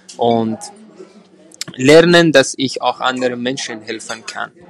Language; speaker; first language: German; non-native, learner; Persian